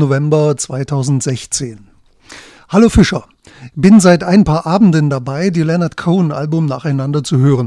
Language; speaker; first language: German; native; German